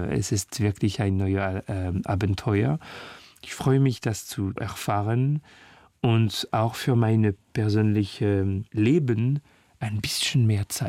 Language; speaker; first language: German; non-native, fluent; French